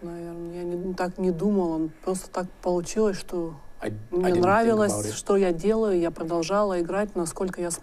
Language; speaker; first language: Russian; native; Russian